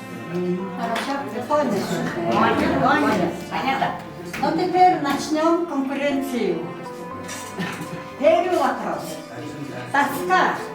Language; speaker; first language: Russian; non-native, fluent; Mongolian